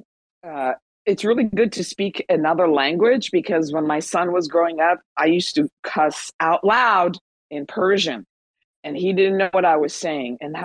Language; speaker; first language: English; early bilingual, other home language; Persian